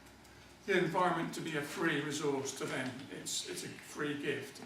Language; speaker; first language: English; native; English